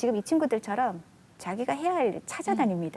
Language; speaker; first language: Korean; native; Korean